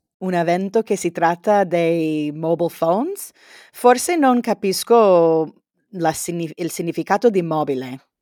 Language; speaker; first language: Italian; non-native, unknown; English